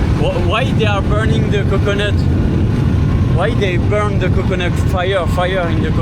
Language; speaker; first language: English; non-native, learner; French